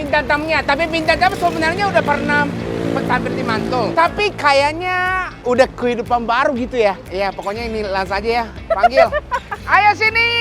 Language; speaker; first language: Indonesian; non-native, fluent; Japanese